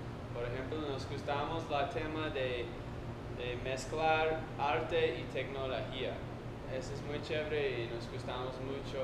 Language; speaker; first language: Spanish; non-native, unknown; English